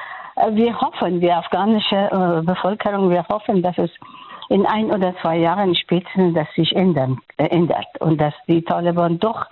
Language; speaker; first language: German; non-native, fluent; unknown